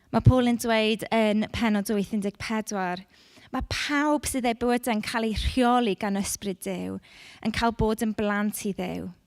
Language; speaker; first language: Welsh; non-native, local second language; English